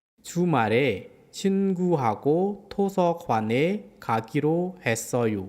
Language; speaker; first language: Korean; non-native, fluent; Khmer